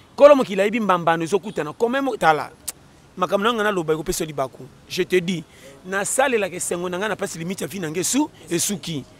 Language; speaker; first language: Lingala; non-native, local second language; Kongo